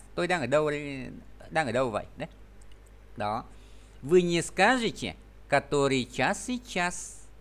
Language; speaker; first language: Vietnamese; native; Vietnamese